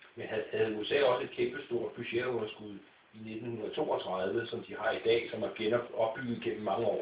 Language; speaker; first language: Danish; native; Danish